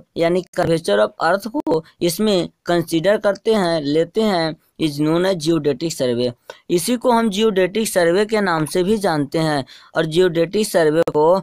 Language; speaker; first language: Hindi; native; Hindi